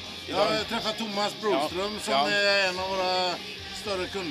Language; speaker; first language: Swedish; native; Swedish